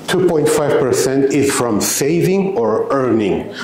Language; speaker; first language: English; non-native, learner; Japanese